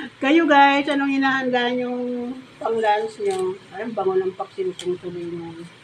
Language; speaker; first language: Filipino; non-native, local second language; Bikol